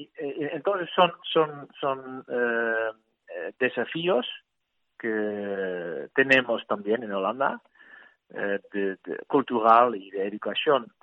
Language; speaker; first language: Spanish; non-native, learner; Dutch